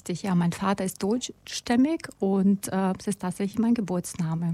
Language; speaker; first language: German; non-native, fluent; Russian